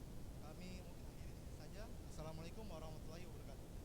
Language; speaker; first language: Indonesian; native; Indonesian